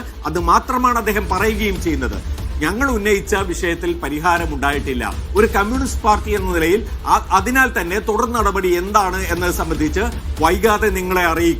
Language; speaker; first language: Malayalam; native; Malayalam